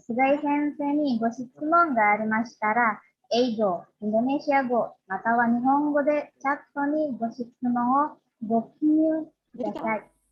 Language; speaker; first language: Japanese; non-native, fluent; Indonesian